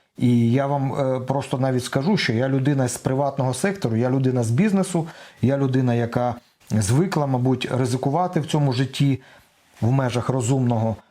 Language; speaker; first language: Ukrainian; non-native, local second language; Russian